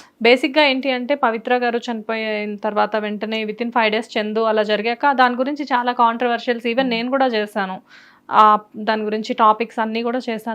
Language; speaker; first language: Telugu; native; Telugu